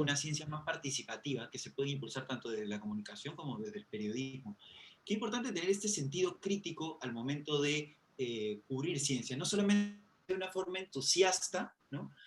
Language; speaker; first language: Spanish; native; Spanish